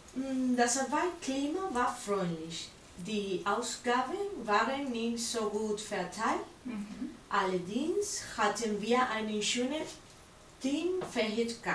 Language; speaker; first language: German; non-native, learner; Spanish